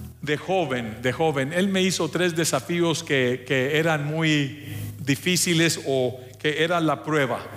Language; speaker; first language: Spanish; early bilingual, heritage; Spanish